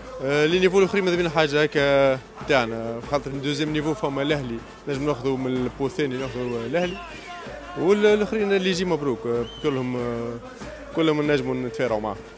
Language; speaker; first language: Arabic; native; Arabic